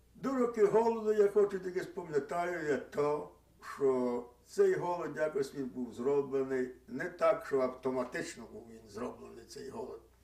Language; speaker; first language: Ukrainian; native; Ukrainian